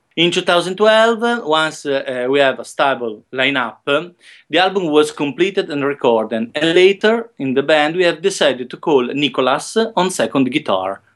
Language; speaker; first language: English; non-native, learner; Italian